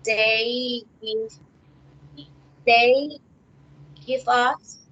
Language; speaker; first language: English; non-native, learner; Spanish